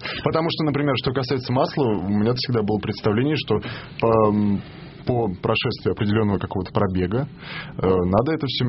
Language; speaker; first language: Russian; native; Russian